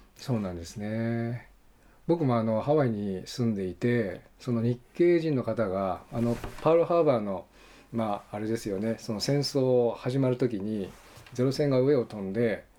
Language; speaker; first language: Japanese; native; Japanese